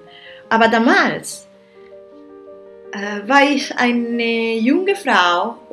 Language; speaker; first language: German; non-native, learner; Spanish